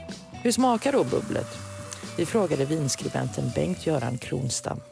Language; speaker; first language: Swedish; native; Swedish